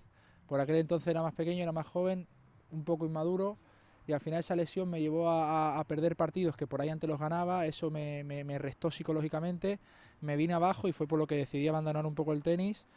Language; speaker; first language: Spanish; native; Spanish